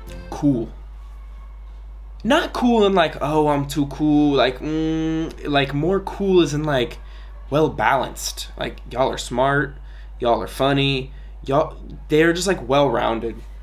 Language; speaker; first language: English; native; English